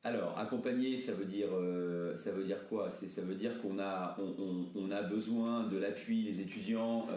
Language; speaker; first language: French; native; French